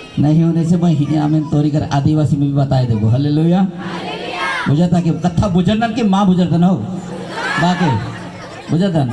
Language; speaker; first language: Hindi; non-native, local second language; Nepali